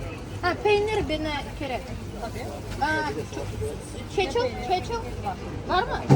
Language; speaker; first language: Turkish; non-native, learner; Russian